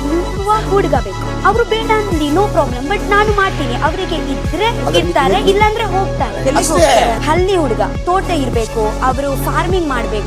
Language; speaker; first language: Kannada; non-native, local second language; Tulu